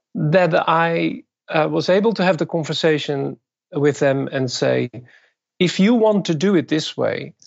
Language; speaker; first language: English; non-native, fluent; Dutch